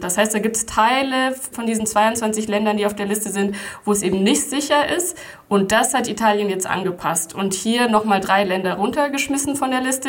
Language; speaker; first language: German; native; German